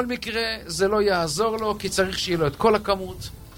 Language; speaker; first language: Hebrew; native; Hebrew